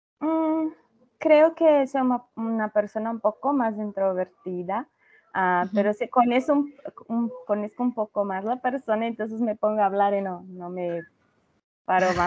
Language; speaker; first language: Spanish; non-native, learner; Portuguese